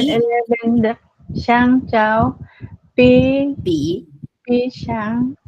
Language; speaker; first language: Chinese; non-native, learner; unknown